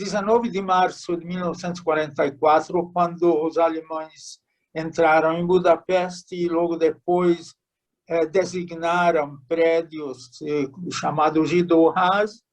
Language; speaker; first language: Portuguese; non-native, fluent; Hungarian